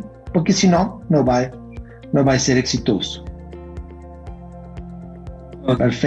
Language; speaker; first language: Portuguese; non-native, fluent; Spanish